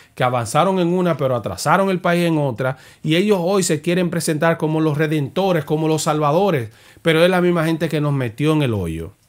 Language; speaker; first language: Spanish; native; Spanish